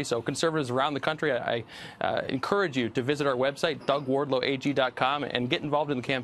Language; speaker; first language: English; native; English